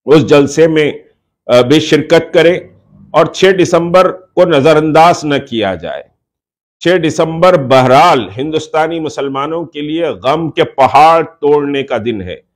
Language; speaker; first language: Hindi; non-native, local second language; Urdu